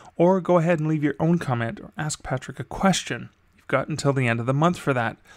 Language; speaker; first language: English; native; English